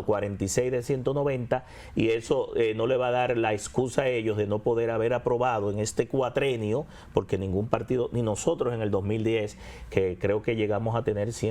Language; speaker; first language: Spanish; native; Spanish